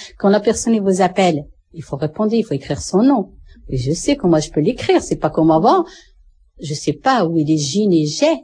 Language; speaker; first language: French; non-native, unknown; Arabic